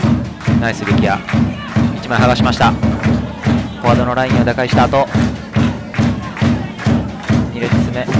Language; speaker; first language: Japanese; native; Japanese